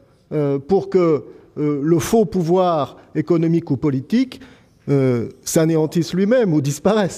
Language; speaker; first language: French; native; French